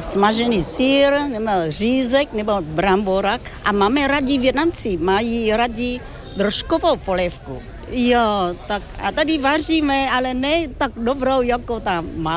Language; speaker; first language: Czech; non-native, fluent; Vietnamese